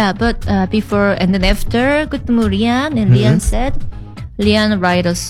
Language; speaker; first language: English; non-native, learner; Korean